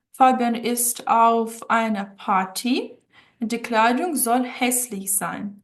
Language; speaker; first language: German; non-native, fluent; Ukrainian